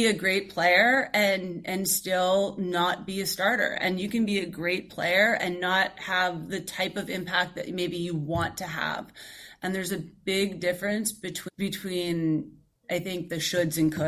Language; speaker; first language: English; native; English